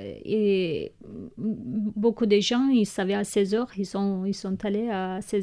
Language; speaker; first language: French; non-native, learner; Kurdish